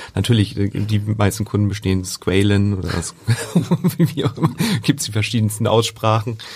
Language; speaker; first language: German; native; German